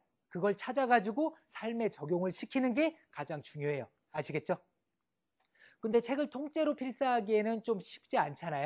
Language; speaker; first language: Korean; native; Korean